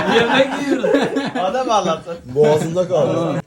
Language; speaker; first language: Turkish; native; Turkish